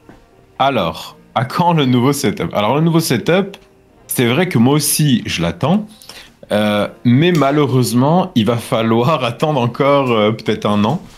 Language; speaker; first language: French; native; French